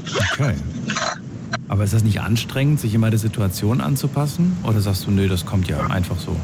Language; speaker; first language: German; native; German